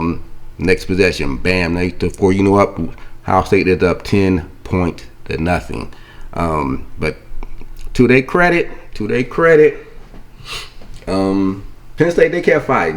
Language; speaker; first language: English; native; English